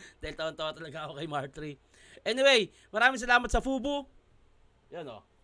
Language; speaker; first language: Filipino; native; Filipino